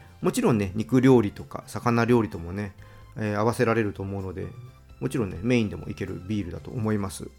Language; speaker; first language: Japanese; native; Japanese